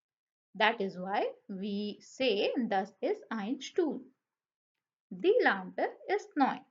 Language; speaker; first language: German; non-native, fluent; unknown